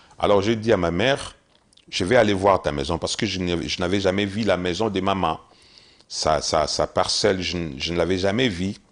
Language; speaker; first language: French; non-native, local second language; Lingala